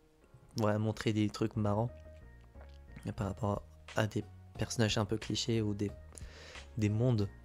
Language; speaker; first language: French; native; French